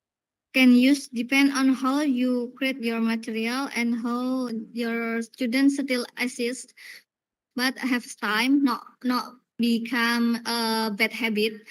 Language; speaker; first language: English; non-native, learner; Indonesian